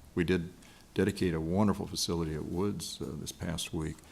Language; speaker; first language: English; native; English